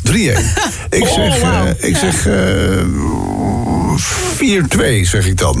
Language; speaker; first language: Dutch; native; Dutch